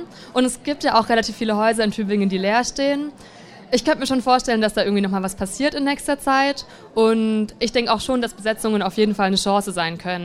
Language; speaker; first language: German; native; German